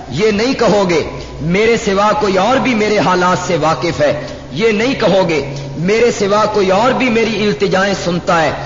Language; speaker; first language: Urdu; native; Urdu